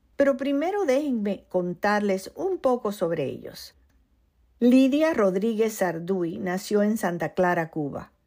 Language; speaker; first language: Spanish; early bilingual, heritage; Spanish